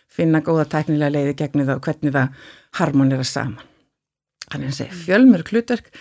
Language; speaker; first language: Icelandic; native; Icelandic